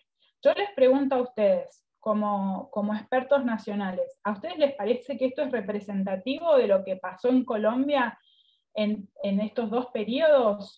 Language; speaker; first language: Spanish; native; Spanish